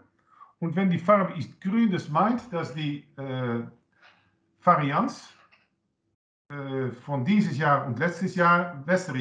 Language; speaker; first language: German; non-native, learner; Dutch